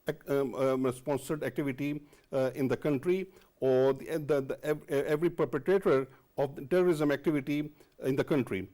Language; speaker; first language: English; non-native, local second language; Urdu